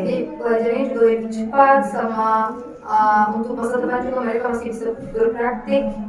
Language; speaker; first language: Indonesian; non-native, fluent; Turkish